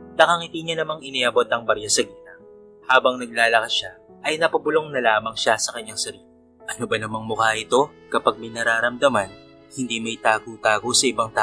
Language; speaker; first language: Filipino; native; Filipino